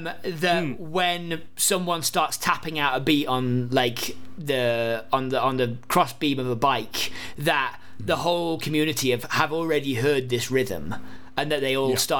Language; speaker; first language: English; native; English